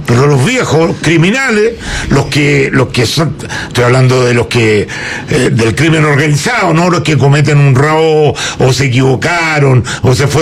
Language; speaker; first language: Spanish; native; Spanish